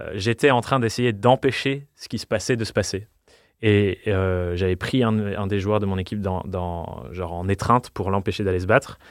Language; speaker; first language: French; non-native, fluent; English